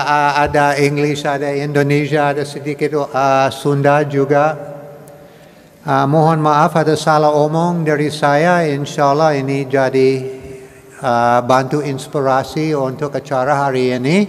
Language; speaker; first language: Indonesian; non-native, learner; English